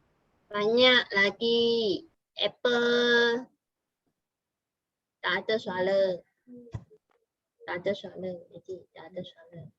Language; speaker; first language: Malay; non-native, local second language; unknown